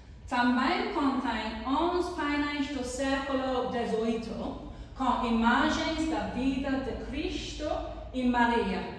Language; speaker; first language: Portuguese; non-native, learner; English